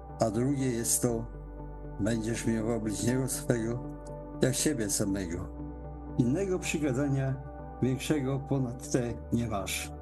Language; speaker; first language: Polish; native; Polish